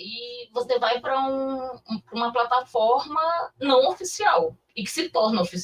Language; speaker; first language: Portuguese; native; Portuguese